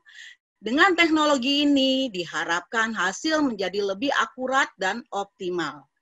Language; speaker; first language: Indonesian; native; Indonesian